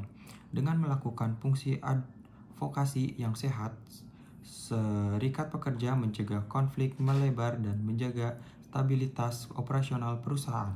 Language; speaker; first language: Indonesian; native; Indonesian